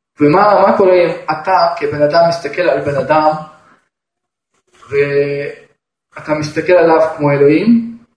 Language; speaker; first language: Hebrew; non-native, fluent; Russian